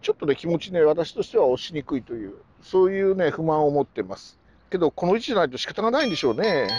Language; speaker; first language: Japanese; native; Japanese